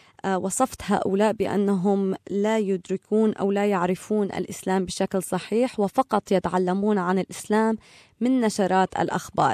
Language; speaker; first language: Arabic; native; Arabic